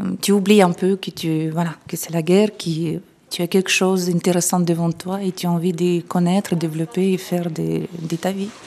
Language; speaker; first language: French; non-native, fluent; Russian